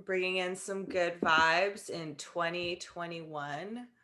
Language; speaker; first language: English; native; English